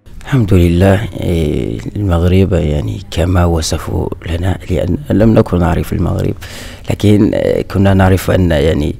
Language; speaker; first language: Arabic; non-native, fluent; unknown